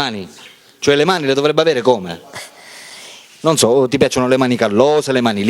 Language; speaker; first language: Italian; native; Italian